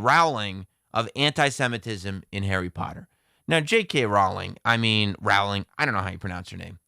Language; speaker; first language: English; native; English